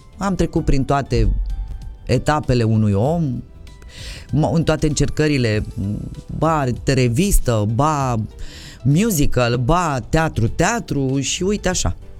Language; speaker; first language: Romanian; native; Romanian